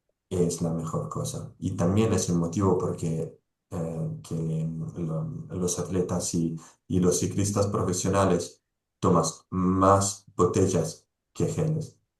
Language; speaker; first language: Spanish; non-native, fluent; Italian